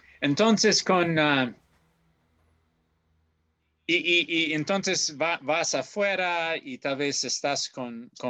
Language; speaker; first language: Spanish; non-native, learner; English